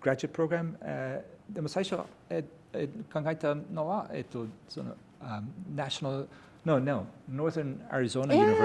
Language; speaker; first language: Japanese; non-native, fluent; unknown